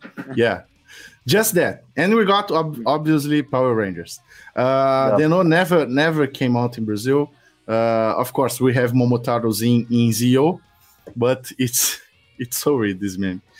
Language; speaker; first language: English; non-native, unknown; Portuguese